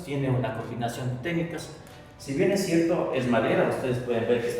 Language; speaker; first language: Spanish; native; Spanish